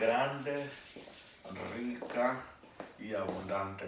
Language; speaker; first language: Spanish; native; Spanish